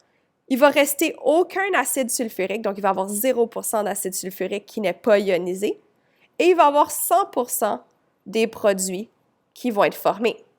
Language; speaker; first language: French; native; French